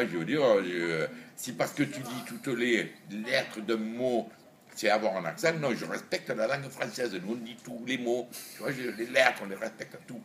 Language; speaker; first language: French; native; French